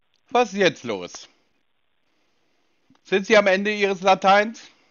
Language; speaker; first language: German; native; German